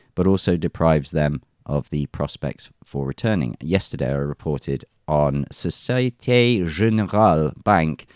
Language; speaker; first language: English; native; English